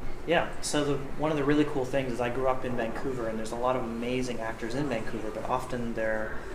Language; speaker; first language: English; native; English